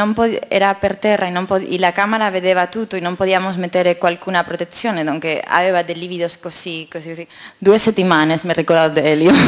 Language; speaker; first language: Italian; non-native, fluent; Spanish